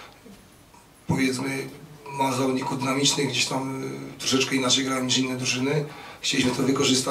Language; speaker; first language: Polish; native; Polish